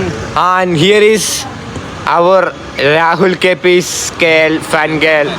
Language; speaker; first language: English; non-native, local second language; Malayalam